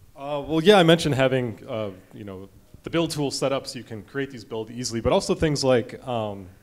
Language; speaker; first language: English; native; English